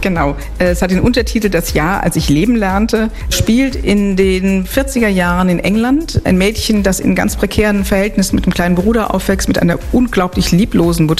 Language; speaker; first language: German; native; German